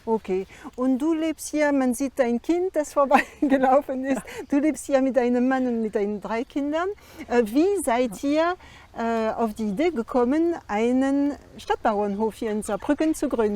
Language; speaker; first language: German; non-native, fluent; French